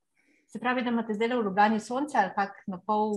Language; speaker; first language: Slovenian; native; Slovenian